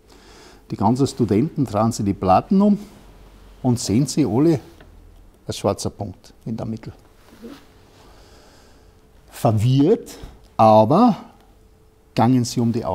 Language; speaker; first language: German; non-native, fluent; English